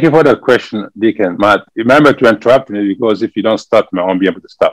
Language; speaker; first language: English; non-native, fluent; French